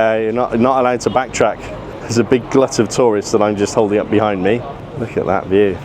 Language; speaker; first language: English; native; English